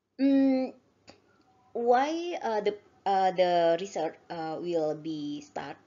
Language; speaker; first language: English; non-native, learner; Indonesian